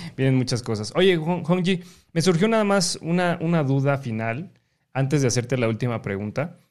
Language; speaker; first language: Spanish; native; Spanish